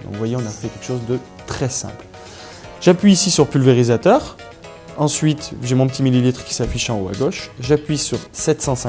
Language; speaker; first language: French; native; French